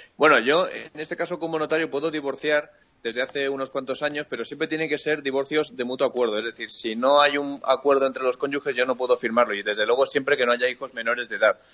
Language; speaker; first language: Spanish; native; Spanish